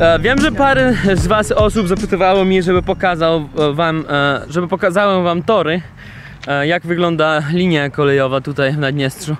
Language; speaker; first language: Polish; non-native, fluent; Russian